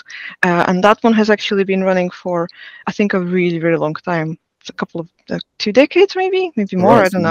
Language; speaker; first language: English; non-native, fluent; Russian